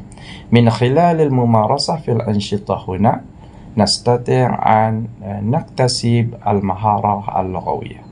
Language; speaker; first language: Arabic; non-native, fluent; Malay